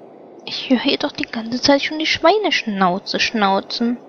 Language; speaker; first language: German; native; German